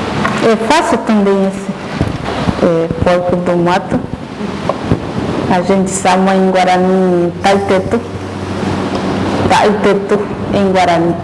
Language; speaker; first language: Portuguese; non-native, local second language; Guarani